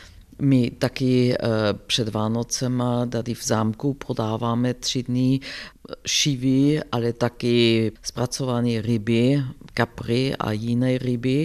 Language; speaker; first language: Czech; non-native, fluent; German